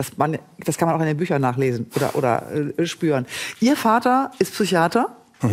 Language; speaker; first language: German; native; German